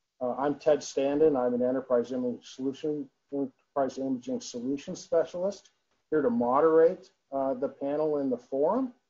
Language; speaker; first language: English; native; English